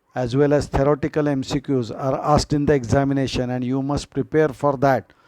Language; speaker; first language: English; non-native, local second language; Marathi